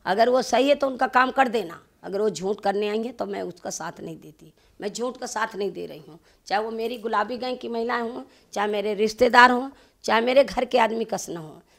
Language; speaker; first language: Hindi; native; Hindi